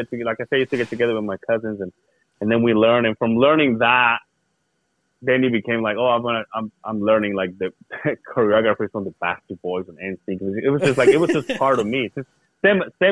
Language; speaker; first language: English; non-native, fluent; Spanish